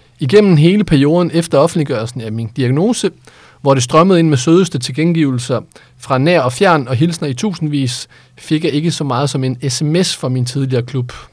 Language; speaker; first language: Danish; native; Danish